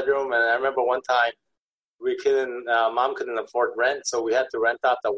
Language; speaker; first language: English; early bilingual, other home language; Korean